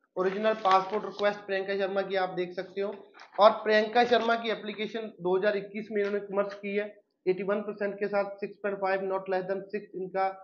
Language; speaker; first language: Hindi; non-native, local second language; Punjabi